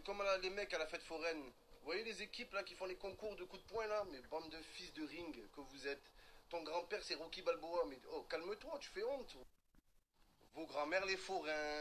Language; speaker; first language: French; native; French